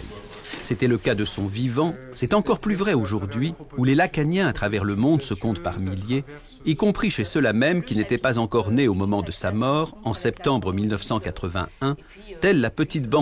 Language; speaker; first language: French; native; French